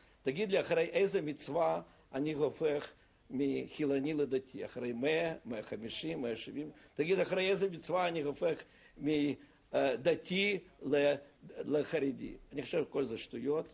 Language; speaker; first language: Hebrew; non-native, fluent; Russian